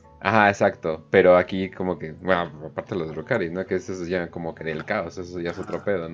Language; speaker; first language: Spanish; native; Spanish